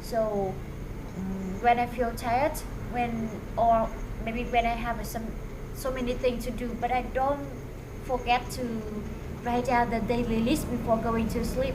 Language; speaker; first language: English; non-native, fluent; Vietnamese